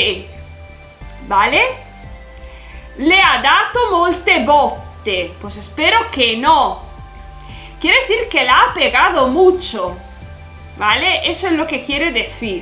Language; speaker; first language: Spanish; non-native, fluent; Italian